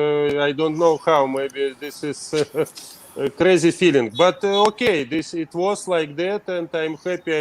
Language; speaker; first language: English; non-native, learner; Russian